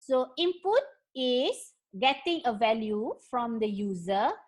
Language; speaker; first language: English; non-native, local second language; Malay